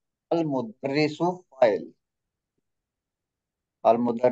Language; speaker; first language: Arabic; non-native, fluent; Malay